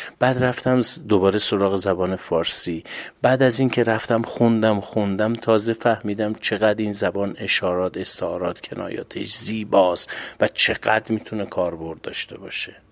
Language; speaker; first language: Persian; native; Persian